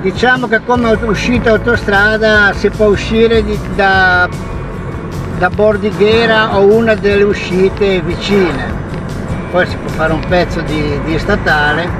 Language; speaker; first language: Italian; native; Italian